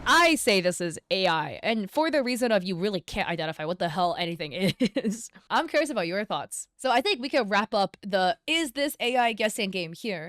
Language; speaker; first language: English; native; English